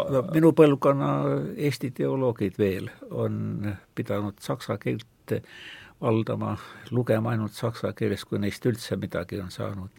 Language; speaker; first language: Estonian; native; Estonian